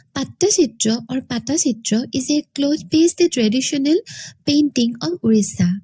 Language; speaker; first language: English; non-native, local second language; Assamese